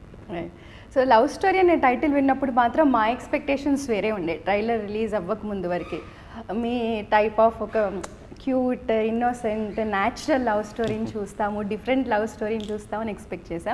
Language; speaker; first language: Telugu; native; Telugu